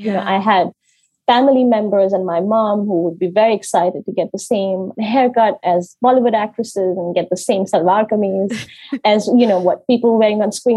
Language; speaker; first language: English; non-native, local second language; Hindi